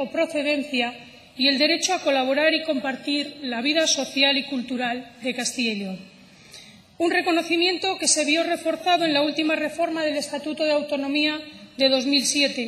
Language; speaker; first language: Spanish; native; Spanish